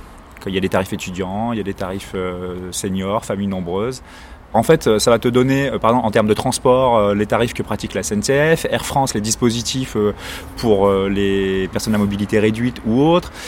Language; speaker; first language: French; native; French